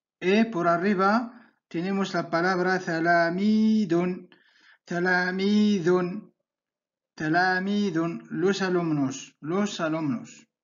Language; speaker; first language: Spanish; non-native, fluent; Arabic